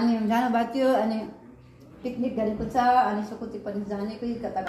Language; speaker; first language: Nepali; non-native, learner; Cebuano